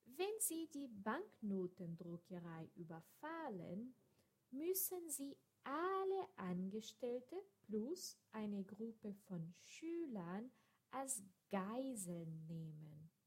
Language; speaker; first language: German; non-native, fluent; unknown